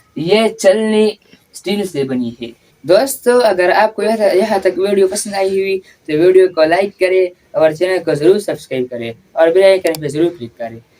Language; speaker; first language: Urdu; non-native, local second language; Pashto